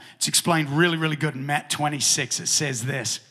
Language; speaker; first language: English; native; English